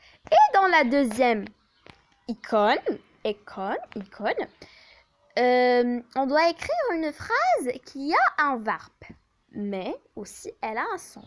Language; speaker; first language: French; non-native, local second language; Arabic